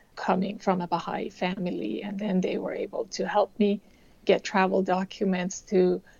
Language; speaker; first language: English; early bilingual, other home language; Persian